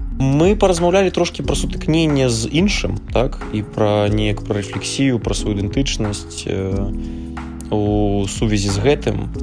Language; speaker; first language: Belarusian; non-native, local second language; Russian